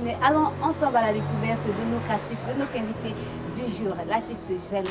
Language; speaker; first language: French; native; French